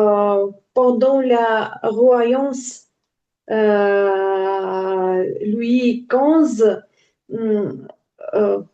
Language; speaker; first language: French; non-native, learner; Ukrainian